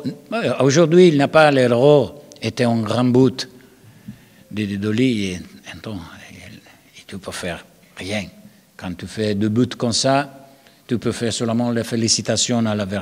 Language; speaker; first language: French; non-native, learner; Spanish